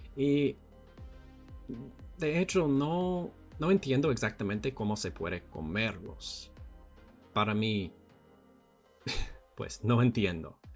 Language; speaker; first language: Spanish; non-native, learner; English